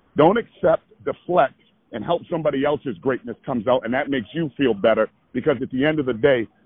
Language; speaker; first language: English; native; English